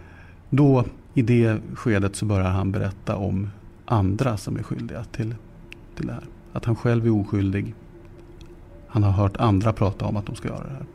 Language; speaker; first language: Swedish; native; Swedish